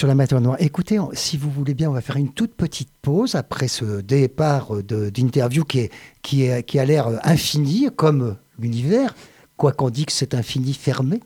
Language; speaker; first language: French; native; French